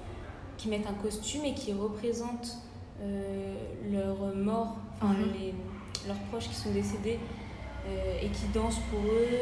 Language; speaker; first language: French; native; French